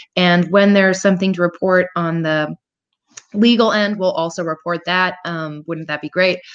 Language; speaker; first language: English; native; English